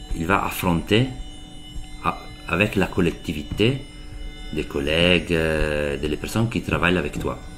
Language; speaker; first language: French; non-native, learner; Italian